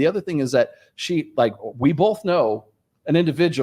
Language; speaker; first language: English; native; English